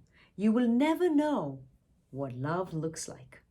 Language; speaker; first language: English; non-native, local second language; Tamil